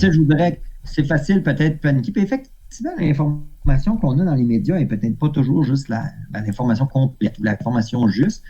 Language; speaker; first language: French; native; French